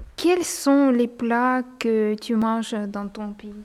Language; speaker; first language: French; non-native, learner; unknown